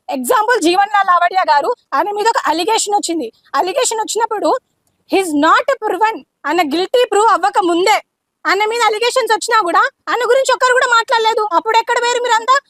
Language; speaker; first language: Telugu; non-native, local second language; Lambadi